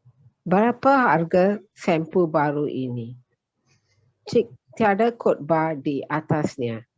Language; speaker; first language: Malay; non-native, learner; Tamil